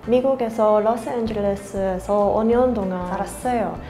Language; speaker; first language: Korean; non-native, learner; English